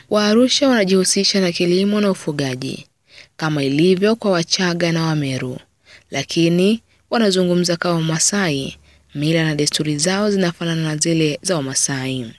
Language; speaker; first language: Swahili; native; Swahili